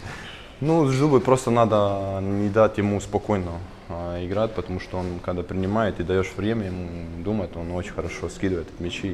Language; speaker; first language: Russian; non-native, fluent; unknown